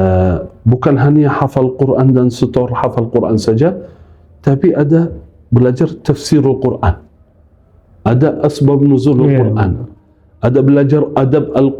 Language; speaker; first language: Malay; non-native, fluent; Arabic